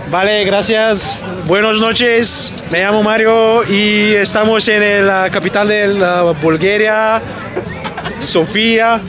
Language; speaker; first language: Spanish; non-native, learner; Bulgarian